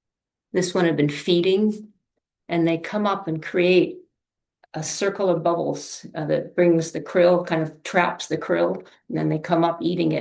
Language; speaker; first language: English; native; English